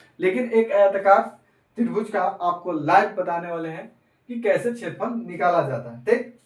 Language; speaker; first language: Hindi; native; Hindi